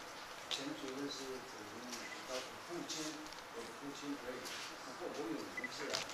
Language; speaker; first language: Chinese; non-native, local second language; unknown